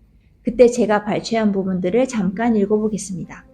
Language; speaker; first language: Korean; native; Korean